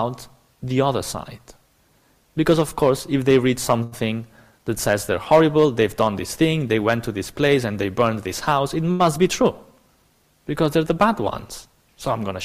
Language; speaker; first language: English; non-native, fluent; Spanish